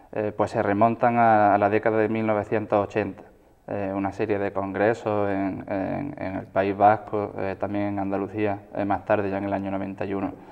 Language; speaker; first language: Spanish; native; Spanish